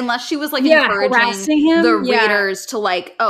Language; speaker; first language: English; native; English